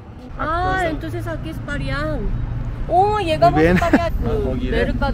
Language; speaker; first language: Spanish; non-native, fluent; Korean